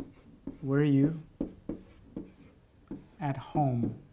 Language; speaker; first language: English; non-native, fluent; Spanish